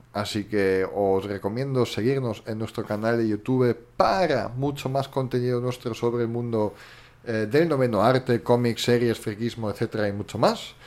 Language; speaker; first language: Spanish; early bilingual, other home language; German